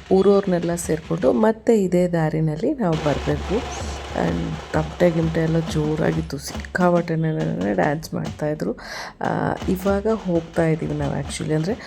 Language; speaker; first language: Kannada; native; Kannada